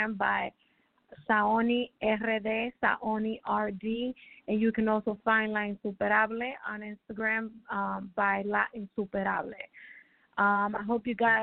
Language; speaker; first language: English; native; English